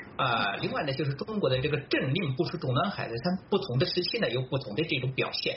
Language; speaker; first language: Chinese; native; Chinese